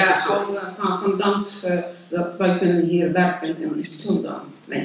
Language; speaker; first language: Dutch; non-native, learner; Ukrainian